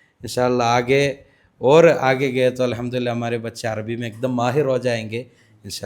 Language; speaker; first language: Hindi; non-native, local second language; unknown